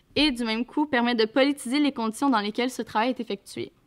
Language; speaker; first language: French; native; French